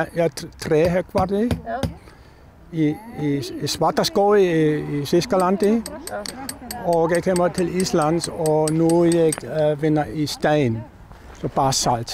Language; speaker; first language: Icelandic; non-native, learner; German